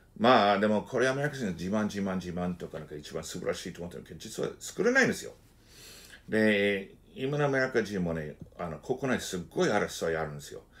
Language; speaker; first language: Japanese; non-native, fluent; English